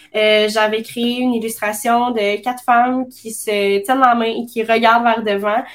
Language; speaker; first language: French; native; French